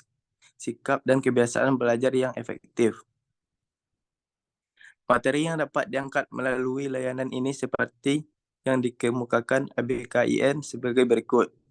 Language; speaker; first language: Indonesian; native; Indonesian